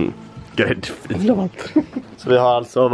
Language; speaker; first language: Swedish; native; Swedish